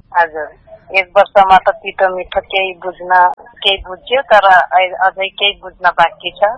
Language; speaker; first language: Nepali; non-native, local second language; Dangaura Tharu